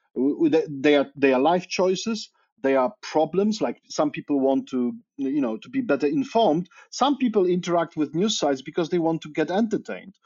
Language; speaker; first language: English; non-native, fluent; Polish